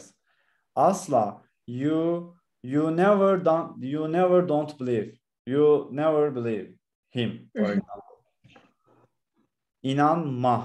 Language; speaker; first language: English; non-native, learner; Turkish